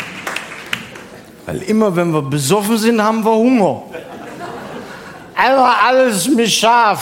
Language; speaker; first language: German; native; German